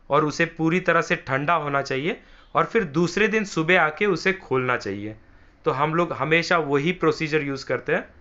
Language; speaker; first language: Hindi; non-native, local second language; Marathi